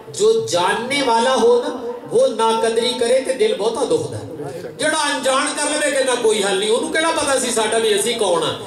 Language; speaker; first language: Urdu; non-native, local second language; Punjabi